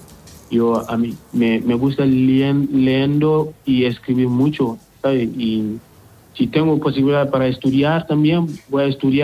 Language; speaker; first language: Spanish; non-native, learner; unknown